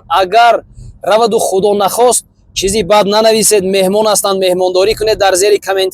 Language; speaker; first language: Persian; native; Persian